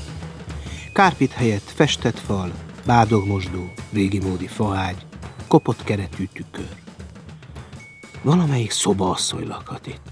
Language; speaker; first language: Hungarian; native; Hungarian